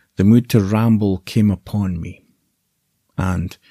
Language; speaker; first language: English; native; English